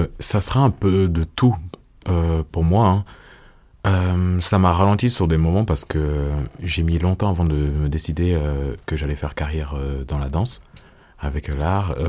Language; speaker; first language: French; early bilingual, other home language; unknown